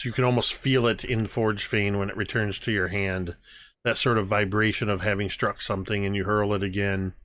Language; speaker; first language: English; native; English